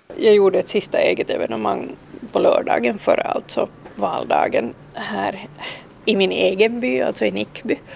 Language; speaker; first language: Swedish; native; Swedish